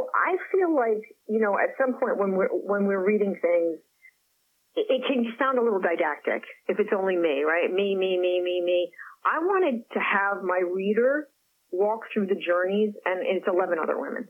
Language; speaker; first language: English; non-native, fluent; French